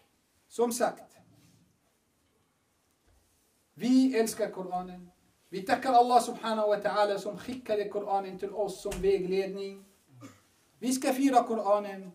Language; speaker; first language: Swedish; non-native, fluent; Arabic